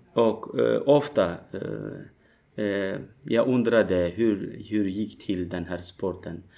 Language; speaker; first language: Swedish; non-native, learner; Turkish